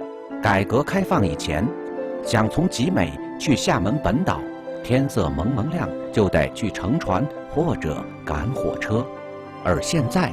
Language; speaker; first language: Chinese; native; Chinese